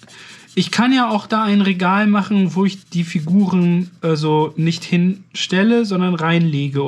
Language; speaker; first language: German; native; German